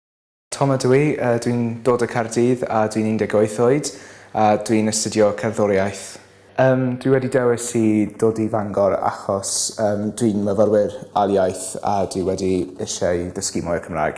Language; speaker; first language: Welsh; non-native, local second language; English